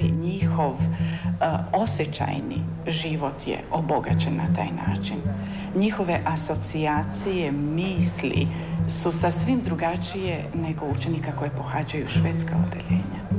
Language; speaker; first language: Serbian; native; Serbian